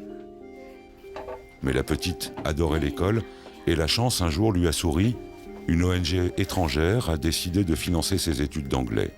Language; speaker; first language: French; native; French